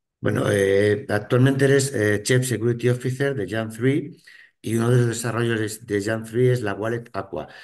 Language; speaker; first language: Spanish; native; Spanish